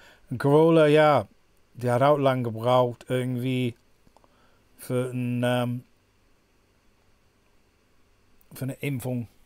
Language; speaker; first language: German; non-native, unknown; English